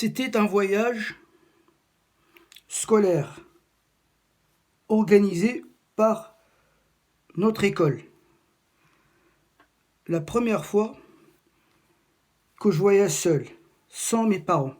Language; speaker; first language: French; non-native, local second language; Arabic